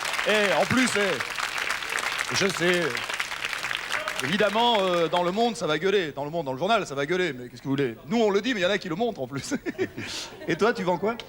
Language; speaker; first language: French; native; French